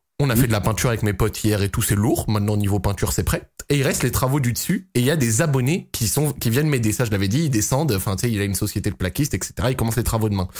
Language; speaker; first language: French; native; French